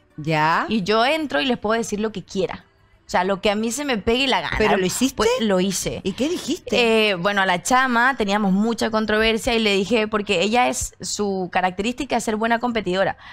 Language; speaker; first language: Spanish; native; Spanish